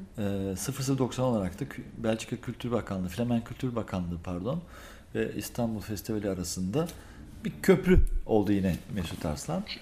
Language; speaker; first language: Turkish; native; Turkish